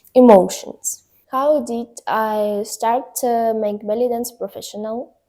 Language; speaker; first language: English; non-native, learner; Ukrainian